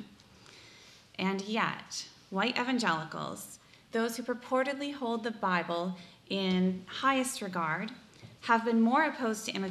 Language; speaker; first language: English; native; English